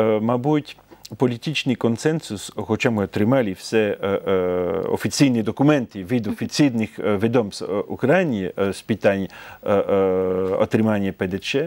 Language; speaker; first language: Ukrainian; non-native, fluent; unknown